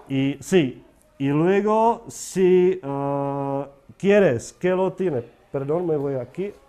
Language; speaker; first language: Spanish; non-native, learner; Czech